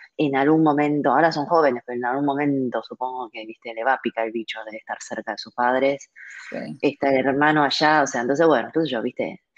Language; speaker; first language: Spanish; early bilingual, other home language; Chinese